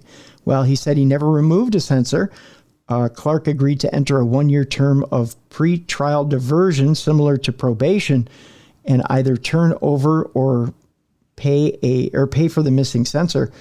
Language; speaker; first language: English; native; English